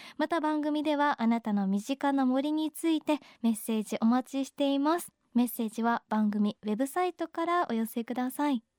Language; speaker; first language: Japanese; native; Japanese